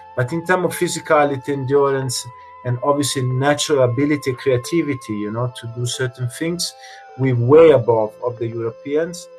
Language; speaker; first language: English; non-native, fluent; Italian